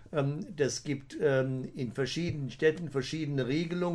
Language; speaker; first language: German; native; German